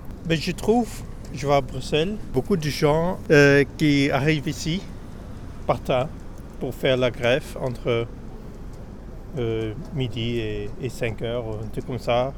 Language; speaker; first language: French; non-native, local second language; Dutch